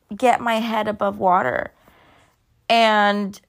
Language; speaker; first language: English; native; English